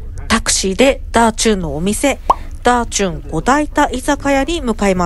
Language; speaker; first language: Japanese; native; Japanese